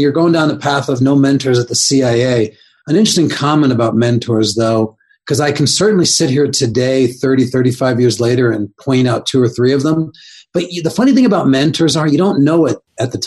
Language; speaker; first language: English; native; English